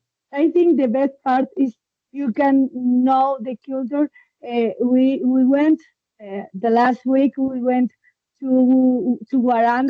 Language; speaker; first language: English; non-native, learner; Spanish